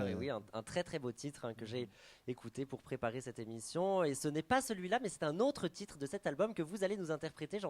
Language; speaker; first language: French; native; French